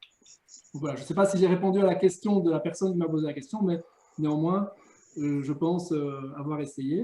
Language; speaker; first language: French; native; French